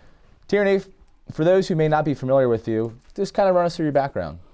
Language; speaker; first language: English; native; English